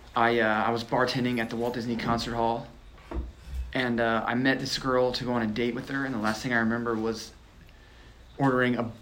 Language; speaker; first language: English; native; English